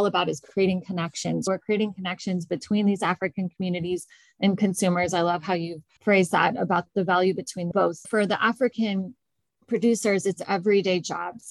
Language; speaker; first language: English; native; English